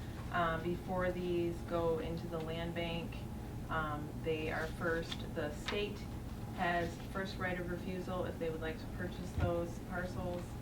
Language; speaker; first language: English; native; English